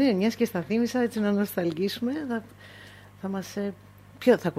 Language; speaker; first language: Greek; native; Greek